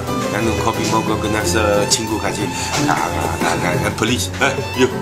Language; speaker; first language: Korean; non-native, learner; Cantonese